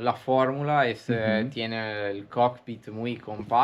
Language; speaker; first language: Spanish; non-native, learner; Italian